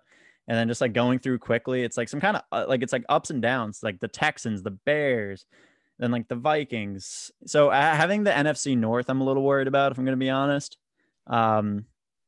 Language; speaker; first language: English; native; English